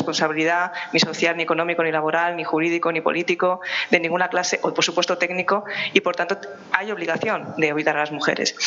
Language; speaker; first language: Spanish; native; Spanish